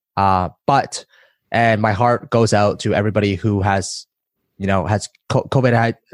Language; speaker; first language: English; early bilingual, other home language; Chinese